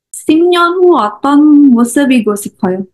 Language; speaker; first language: Korean; non-native, learner; Indonesian